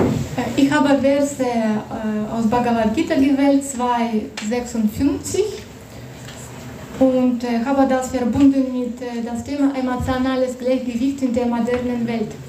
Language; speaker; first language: German; non-native, fluent; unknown